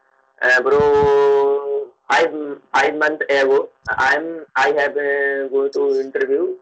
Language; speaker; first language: English; non-native, learner; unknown